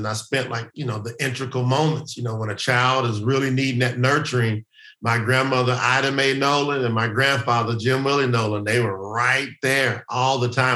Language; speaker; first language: English; native; English